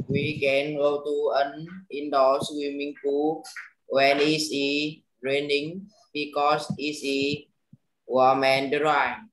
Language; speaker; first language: English; non-native, learner; Vietnamese